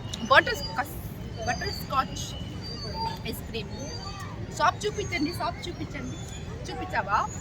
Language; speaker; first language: Telugu; non-native, learner; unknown